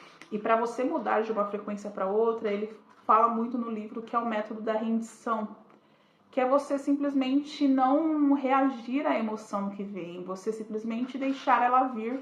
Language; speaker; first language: Portuguese; native; Portuguese